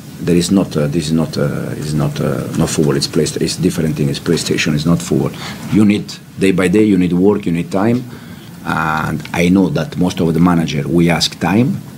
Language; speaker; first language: English; non-native, fluent; Italian